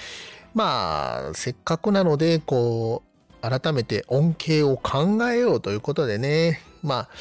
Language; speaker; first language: Japanese; native; Japanese